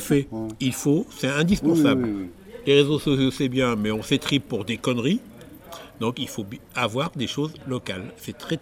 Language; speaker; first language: French; native; French